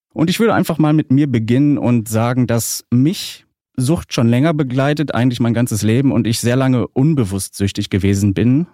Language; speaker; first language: German; native; German